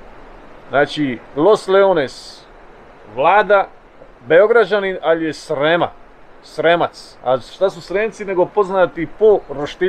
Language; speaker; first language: Croatian; native; Croatian